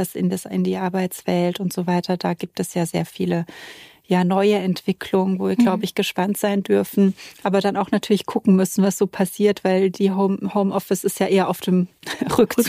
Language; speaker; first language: German; native; German